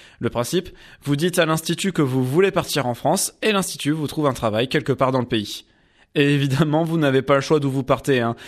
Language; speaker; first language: French; native; French